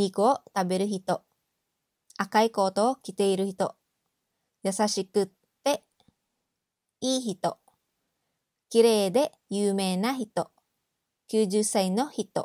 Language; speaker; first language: Japanese; non-native, fluent; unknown